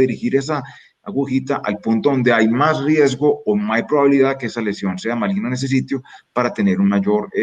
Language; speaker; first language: Spanish; native; Spanish